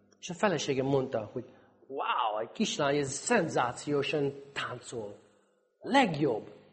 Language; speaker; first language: Hungarian; non-native, fluent; English